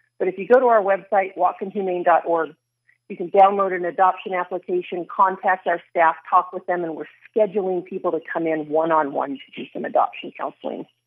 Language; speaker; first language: English; native; English